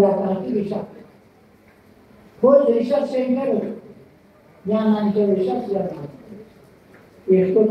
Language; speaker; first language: Nepali; native; Nepali